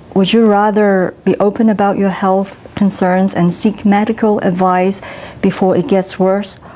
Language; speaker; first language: English; non-native, local second language; Cantonese